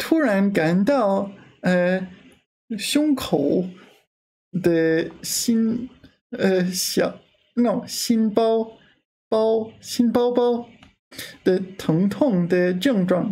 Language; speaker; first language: Chinese; non-native, learner; English